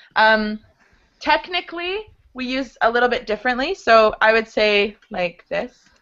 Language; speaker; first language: English; native; English